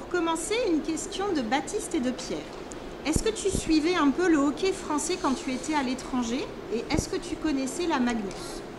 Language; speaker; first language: French; native; French